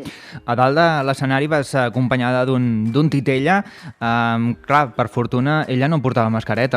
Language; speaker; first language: Catalan; native; Catalan